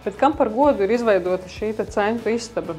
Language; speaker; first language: Latvian; native; Latvian